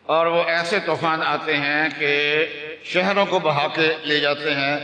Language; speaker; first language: Urdu; native; Urdu